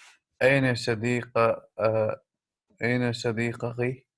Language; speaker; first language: Arabic; non-native, learner; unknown